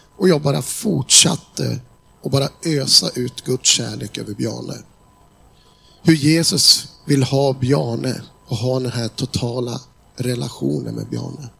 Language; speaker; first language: Swedish; native; Swedish